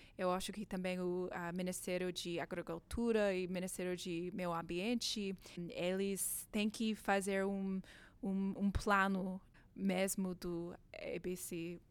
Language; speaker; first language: Portuguese; non-native, learner; English